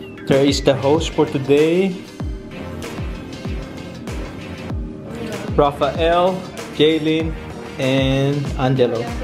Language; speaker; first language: English; non-native, local second language; Filipino